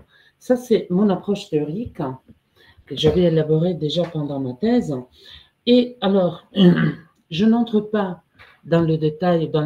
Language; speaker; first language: French; non-native, fluent; Italian